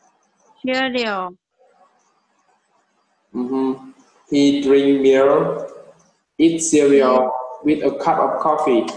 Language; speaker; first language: English; non-native, learner; Vietnamese